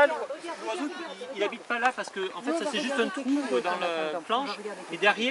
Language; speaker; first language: French; native; French